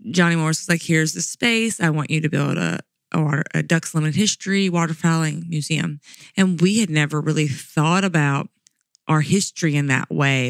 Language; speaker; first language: English; native; English